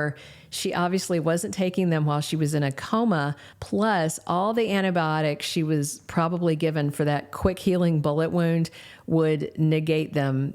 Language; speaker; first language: English; native; English